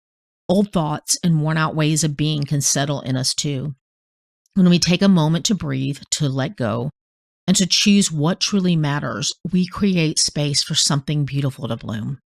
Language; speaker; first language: English; native; English